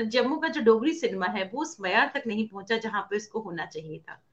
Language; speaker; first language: Hindi; native; Hindi